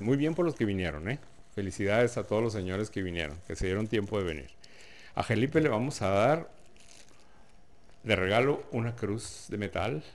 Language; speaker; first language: Spanish; native; Spanish